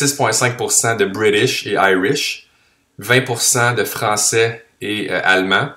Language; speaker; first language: French; native; French